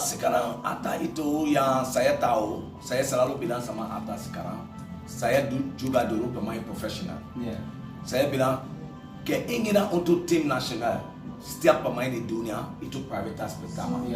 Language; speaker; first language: Indonesian; non-native, fluent; English